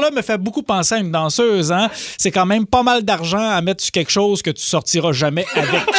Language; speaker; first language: French; native; French